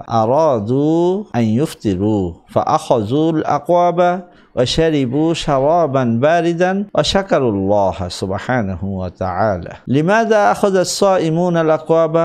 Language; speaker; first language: Arabic; non-native, fluent; Bangla